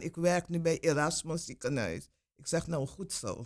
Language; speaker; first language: Dutch; non-native, local second language; Papiamento